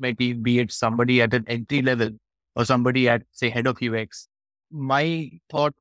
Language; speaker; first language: English; non-native, local second language; Hindi